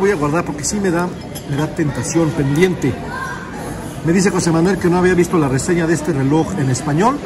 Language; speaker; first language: Spanish; native; Spanish